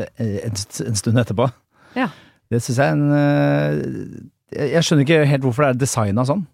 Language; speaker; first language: Norwegian; early bilingual, other home language; Persian